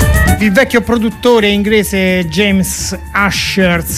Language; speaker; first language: Italian; native; Italian